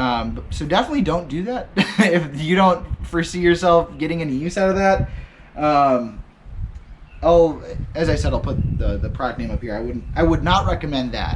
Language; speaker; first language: English; native; English